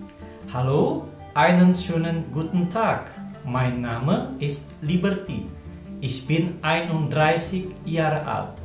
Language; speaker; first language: German; non-native, fluent; Indonesian